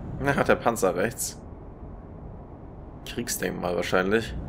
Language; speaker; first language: German; native; German